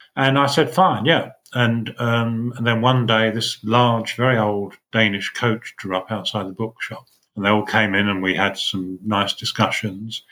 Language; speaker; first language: English; native; English